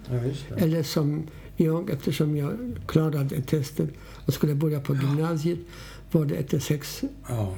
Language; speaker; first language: Swedish; non-native, fluent; Polish